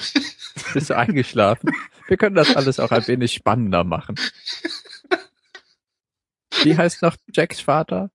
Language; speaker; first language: German; native; German